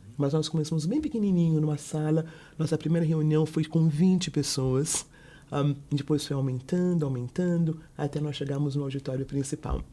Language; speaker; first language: Portuguese; native; Portuguese